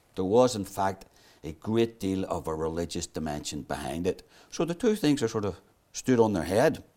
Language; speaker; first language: English; native; English